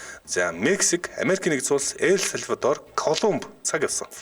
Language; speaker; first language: Mongolian; native; Mongolian